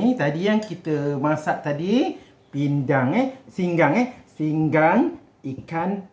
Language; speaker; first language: Malay; native; Malay